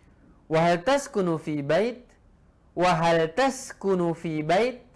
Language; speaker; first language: Arabic; non-native, fluent; Indonesian